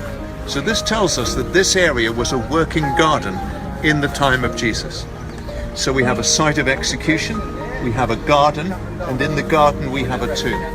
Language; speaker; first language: English; native; English